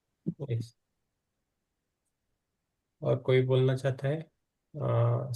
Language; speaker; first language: Hindi; native; Hindi